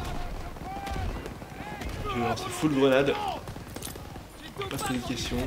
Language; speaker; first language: French; native; French